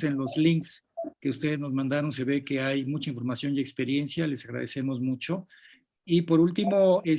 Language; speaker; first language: Spanish; native; Spanish